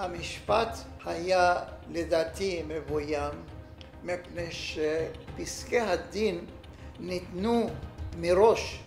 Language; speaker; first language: Hebrew; non-native, fluent; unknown